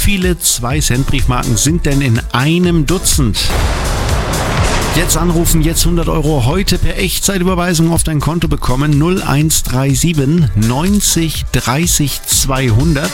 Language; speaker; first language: German; native; German